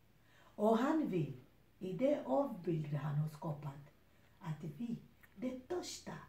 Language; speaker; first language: Swedish; non-native, fluent; Lingala